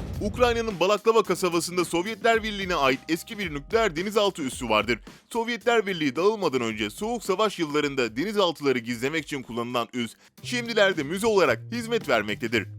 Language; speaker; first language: Turkish; native; Turkish